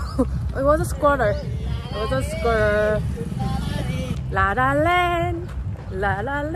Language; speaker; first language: English; non-native, learner; Korean